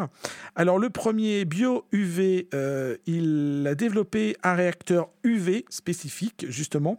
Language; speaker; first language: French; native; French